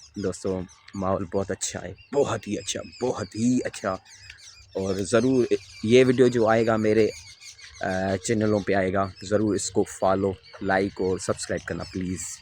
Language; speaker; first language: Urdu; non-native, local second language; Sindhi